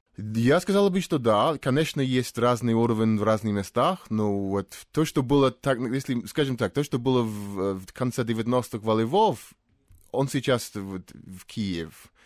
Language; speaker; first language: Russian; non-native, fluent; English